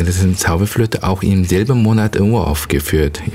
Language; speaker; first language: German; non-native, learner; Korean